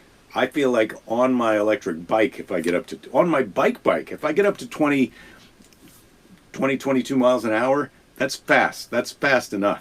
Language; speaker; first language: English; native; English